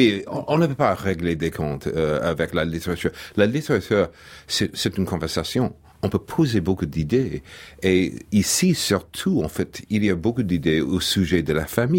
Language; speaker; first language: French; non-native, fluent; English